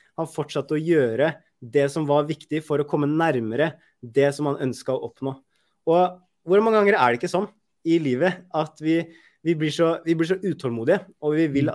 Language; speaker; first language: Norwegian; native; Norwegian